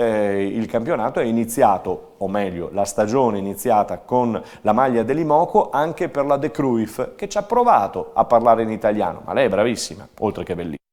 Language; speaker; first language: Italian; native; Italian